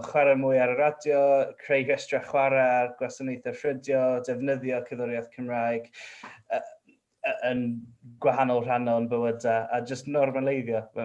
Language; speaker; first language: Welsh; non-native, local second language; English